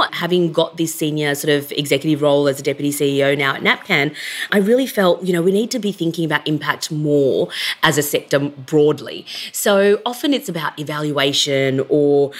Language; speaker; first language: English; native; English